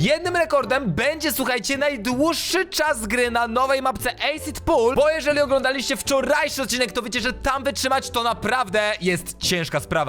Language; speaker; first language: Polish; native; Polish